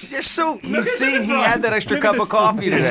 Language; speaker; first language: English; native; English